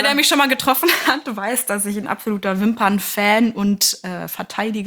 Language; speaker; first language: German; native; German